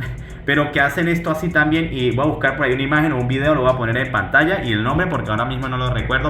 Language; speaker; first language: Spanish; native; Spanish